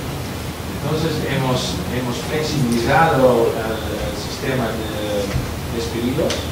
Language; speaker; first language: Spanish; non-native, learner; Dutch